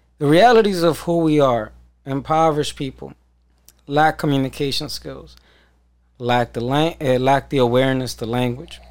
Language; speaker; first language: English; early bilingual, other home language; Spanish